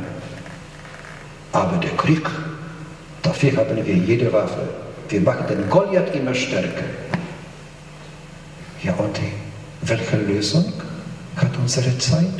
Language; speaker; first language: German; non-native, fluent; Polish